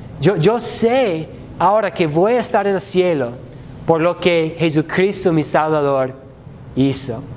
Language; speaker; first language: Spanish; non-native, fluent; English